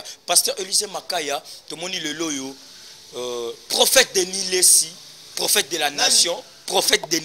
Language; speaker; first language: French; non-native, local second language; Lingala